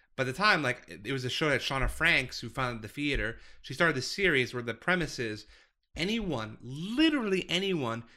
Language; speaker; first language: English; native; English